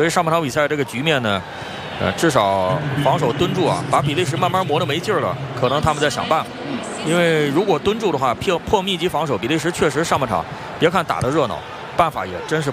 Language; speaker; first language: Chinese; native; Chinese